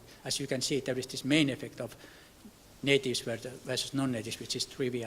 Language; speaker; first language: English; non-native, fluent; Finnish